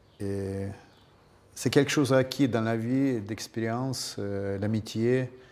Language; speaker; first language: French; non-native, fluent; Russian